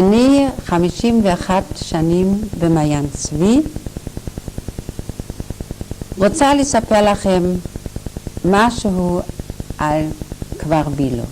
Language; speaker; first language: Hebrew; non-native, fluent; German